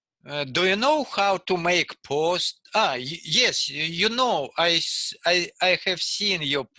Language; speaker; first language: English; non-native, learner; Russian